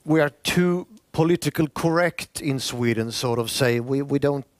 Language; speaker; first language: English; non-native, fluent; Swedish